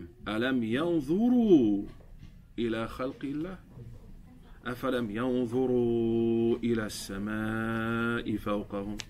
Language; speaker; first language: Arabic; non-native, fluent; English